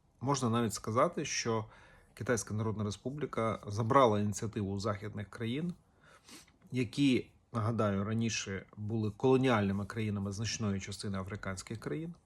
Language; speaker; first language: Ukrainian; native; Ukrainian